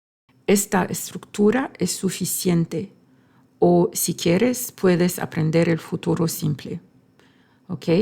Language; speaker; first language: Spanish; non-native, fluent; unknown